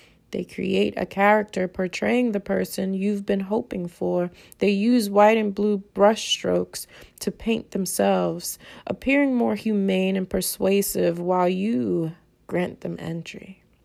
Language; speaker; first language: English; early bilingual, other home language; Spanish